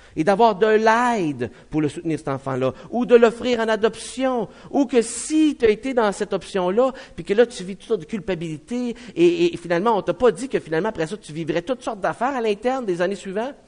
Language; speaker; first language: French; native; French